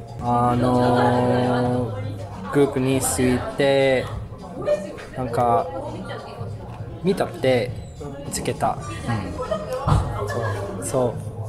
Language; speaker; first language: Japanese; non-native, learner; English